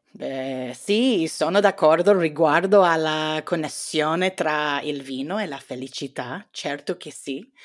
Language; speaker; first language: Italian; non-native, learner; English